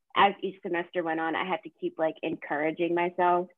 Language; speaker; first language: English; native; English